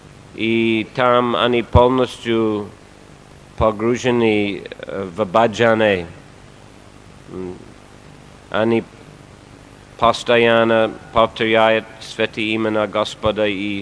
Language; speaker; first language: Russian; non-native, fluent; English